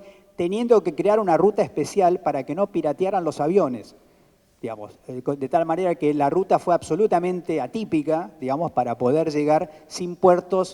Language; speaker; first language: Spanish; native; Spanish